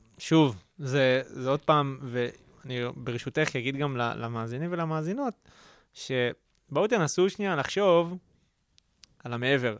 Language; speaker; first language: Hebrew; native; Hebrew